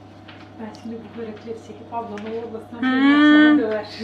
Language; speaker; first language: Turkish; native; Turkish